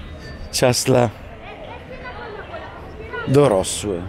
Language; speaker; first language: Polish; non-native, fluent; Italian